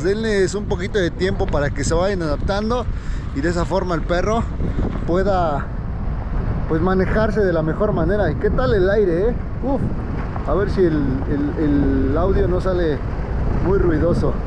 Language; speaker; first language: Spanish; native; Spanish